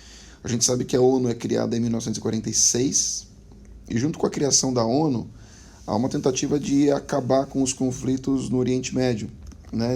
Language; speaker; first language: Portuguese; native; Portuguese